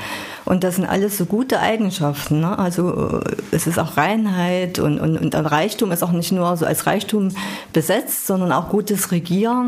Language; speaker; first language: German; native; German